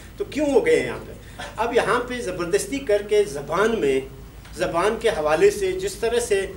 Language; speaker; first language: Urdu; non-native, local second language; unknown